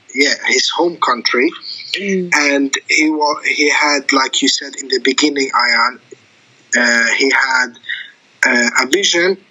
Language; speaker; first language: English; non-native, fluent; Arabic